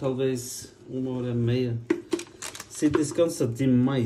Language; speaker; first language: Portuguese; non-native, fluent; Norwegian